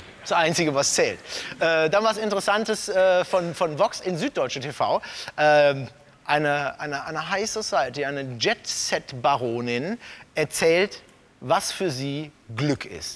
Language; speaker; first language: German; native; German